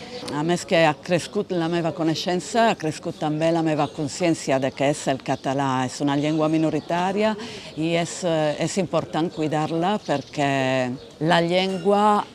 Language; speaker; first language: Catalan; non-native, fluent; Italian